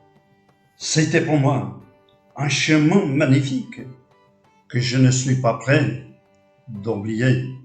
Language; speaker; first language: French; non-native, fluent; Portuguese